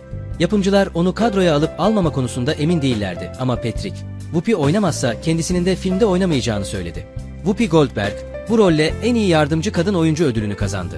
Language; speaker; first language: Turkish; native; Turkish